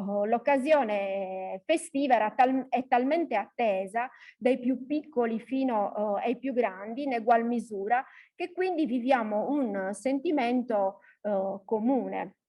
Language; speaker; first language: Italian; native; Italian